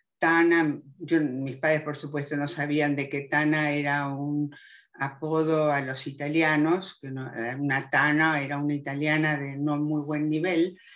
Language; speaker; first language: Spanish; early bilingual, other home language; German